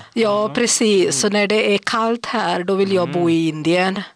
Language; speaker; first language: Swedish; non-native, fluent; English